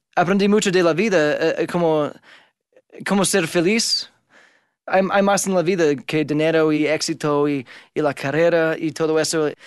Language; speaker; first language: Spanish; non-native, fluent; English